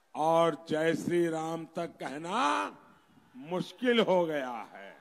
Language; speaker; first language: Hindi; non-native, local second language; Gujarati